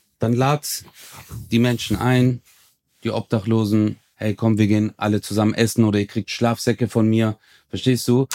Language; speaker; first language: German; early bilingual, other home language; Turkish